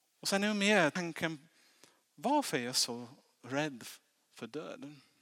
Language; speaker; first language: Swedish; non-native, fluent; English